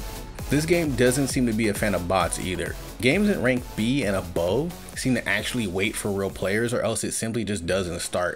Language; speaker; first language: English; native; English